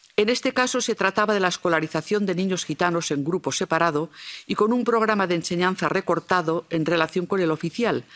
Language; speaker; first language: Spanish; non-native, local second language; Catalan